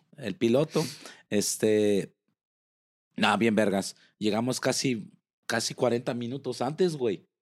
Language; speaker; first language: Spanish; early bilingual, heritage; Spanish